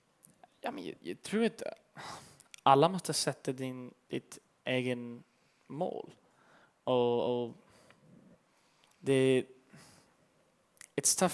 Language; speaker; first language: Swedish; early bilingual, heritage; English